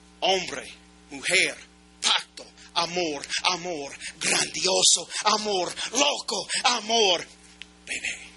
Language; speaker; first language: Spanish; non-native, learner; English